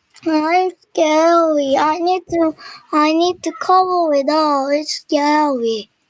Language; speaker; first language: English; non-native, learner; Korean